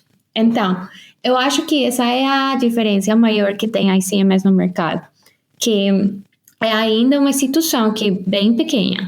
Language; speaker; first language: Portuguese; non-native, fluent; Spanish